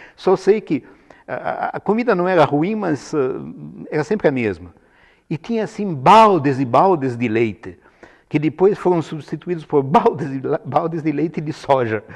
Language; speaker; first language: Portuguese; non-native, fluent; Italian